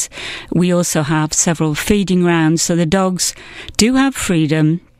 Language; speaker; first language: English; native; English